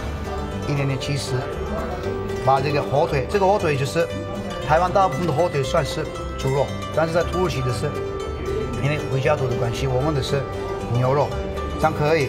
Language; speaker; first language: Chinese; non-native, fluent; Turkish